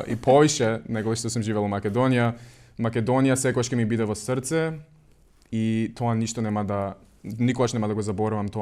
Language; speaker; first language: Macedonian; early bilingual, other home language; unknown